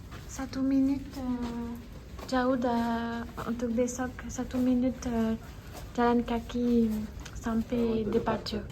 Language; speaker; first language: Indonesian; non-native, learner; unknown